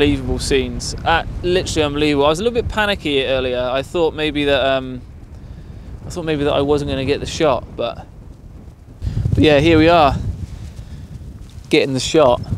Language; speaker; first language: English; native; English